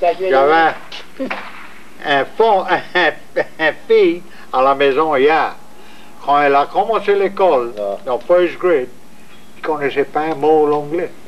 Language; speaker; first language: French; native; French